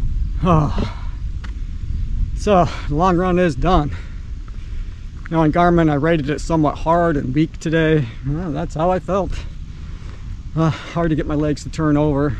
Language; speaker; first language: English; native; English